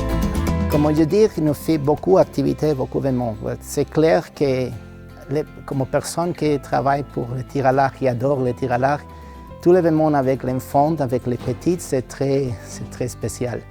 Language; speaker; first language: French; non-native, learner; Spanish